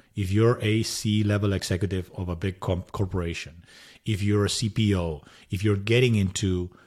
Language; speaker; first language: English; non-native, fluent; Spanish